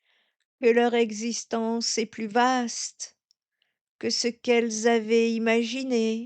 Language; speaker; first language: French; native; French